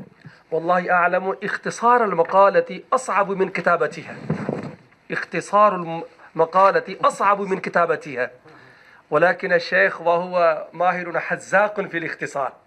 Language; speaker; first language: Arabic; non-native, fluent; Urdu